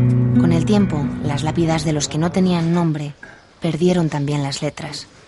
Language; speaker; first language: Spanish; native; Spanish